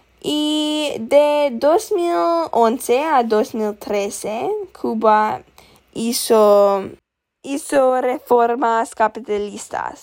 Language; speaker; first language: Spanish; non-native, learner; English